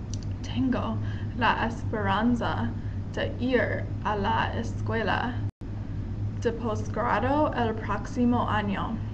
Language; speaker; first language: Spanish; non-native, learner; English